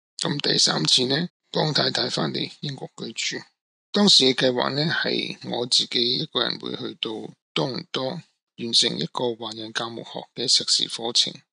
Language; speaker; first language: Cantonese; non-native, local second language; Min Nan Chinese